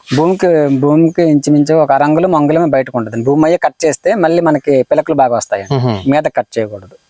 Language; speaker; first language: Telugu; native; Telugu